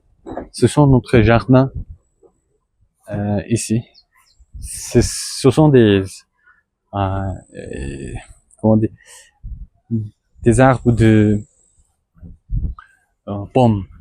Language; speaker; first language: French; non-native, learner; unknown